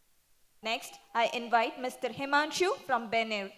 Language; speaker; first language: English; non-native, local second language; Tamil